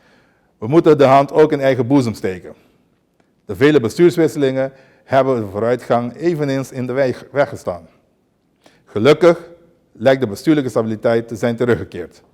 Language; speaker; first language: Dutch; non-native, local second language; Papiamento